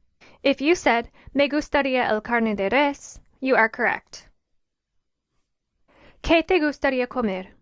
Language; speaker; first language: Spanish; non-native, fluent; English